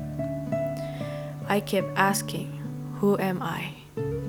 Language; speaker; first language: English; non-native, fluent; Indonesian